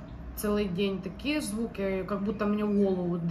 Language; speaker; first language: Russian; native; Russian